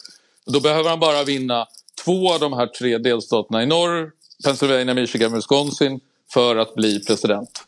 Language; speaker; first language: Swedish; native; Swedish